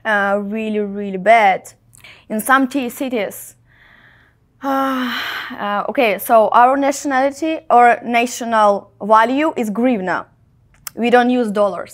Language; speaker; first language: English; non-native, fluent; Ukrainian